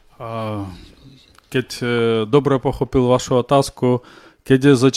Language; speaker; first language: Slovak; non-native, learner; Ukrainian